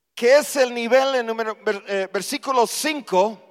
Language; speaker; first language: Spanish; non-native, fluent; English